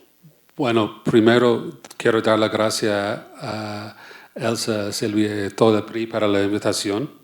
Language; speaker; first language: Spanish; non-native, fluent; English